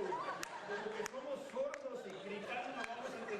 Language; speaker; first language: Spanish; early bilingual, heritage; Spanish